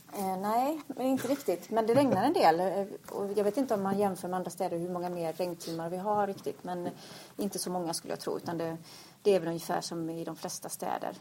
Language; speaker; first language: Swedish; native; Swedish